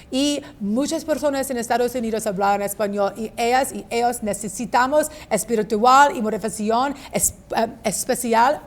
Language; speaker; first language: Spanish; non-native, learner; English